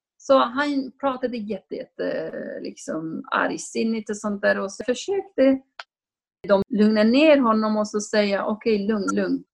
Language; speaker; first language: Swedish; non-native, fluent; Kurdish